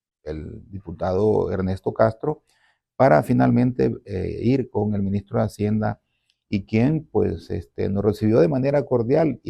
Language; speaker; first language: Spanish; native; Spanish